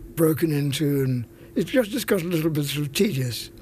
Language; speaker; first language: English; native; English